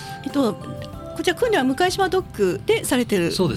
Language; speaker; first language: Japanese; native; Japanese